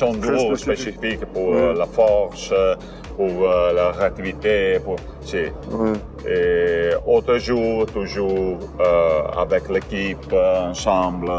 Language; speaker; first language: French; non-native, learner; Italian